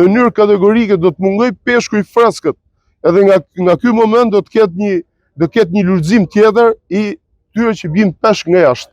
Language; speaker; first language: Albanian; native; Albanian